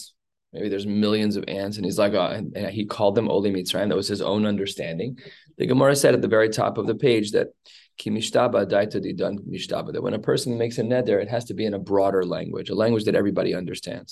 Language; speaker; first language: English; native; English